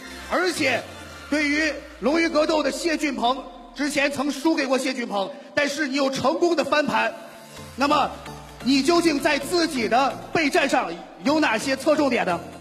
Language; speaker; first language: Chinese; native; Chinese